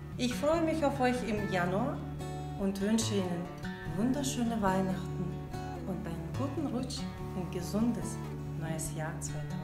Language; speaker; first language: German; non-native, fluent; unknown